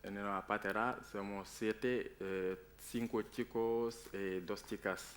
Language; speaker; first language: Spanish; non-native, learner; Wolof